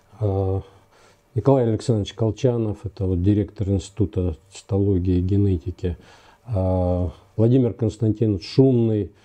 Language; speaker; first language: Russian; native; Russian